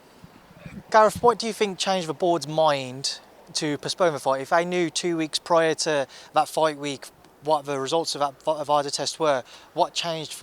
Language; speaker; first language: English; native; English